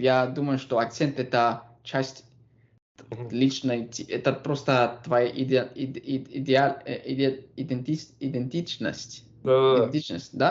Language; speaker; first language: Russian; non-native, fluent; English